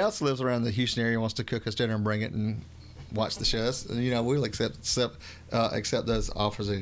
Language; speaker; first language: English; native; English